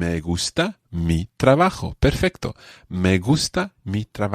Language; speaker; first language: Spanish; non-native, fluent; English